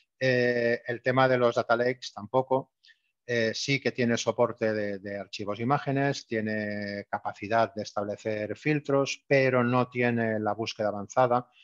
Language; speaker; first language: Spanish; native; Spanish